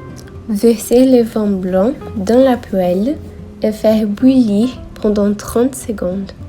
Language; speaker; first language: French; non-native, learner; Portuguese